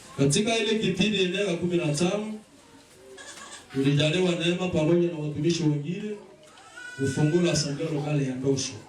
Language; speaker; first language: Swahili; native; Swahili